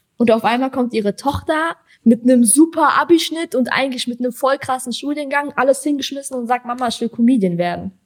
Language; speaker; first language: German; early bilingual, other home language; Persian